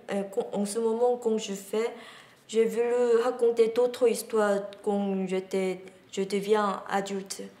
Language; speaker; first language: French; non-native, learner; Korean